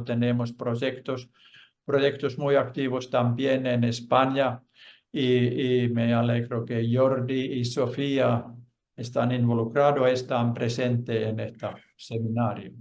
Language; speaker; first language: Spanish; non-native, fluent; Finnish